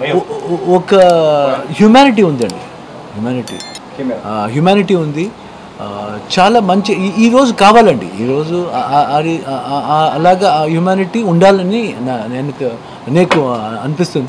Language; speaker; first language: Telugu; non-native, learner; Kannada